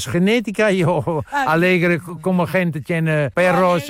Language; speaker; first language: Spanish; non-native, learner; Dutch